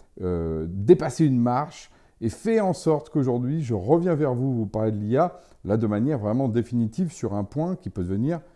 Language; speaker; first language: French; native; French